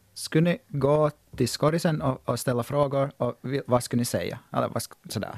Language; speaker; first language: Swedish; native; Swedish